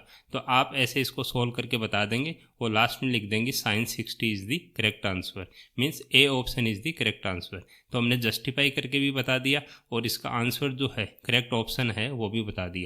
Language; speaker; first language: Hindi; native; Hindi